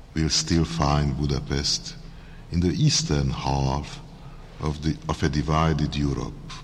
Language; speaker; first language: English; non-native, fluent; Hungarian